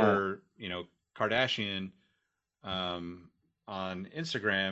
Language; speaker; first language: English; native; English